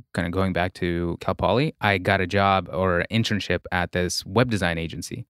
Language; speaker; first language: English; non-native, fluent; Russian